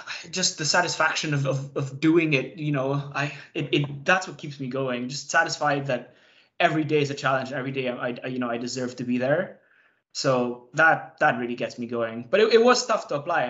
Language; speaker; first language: English; non-native, local second language; Cebuano